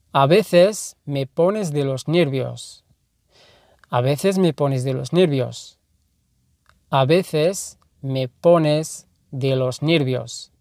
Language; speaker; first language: Spanish; non-native, fluent; Arabic